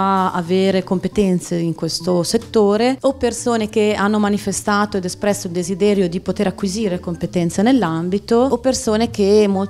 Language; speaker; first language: Italian; native; Italian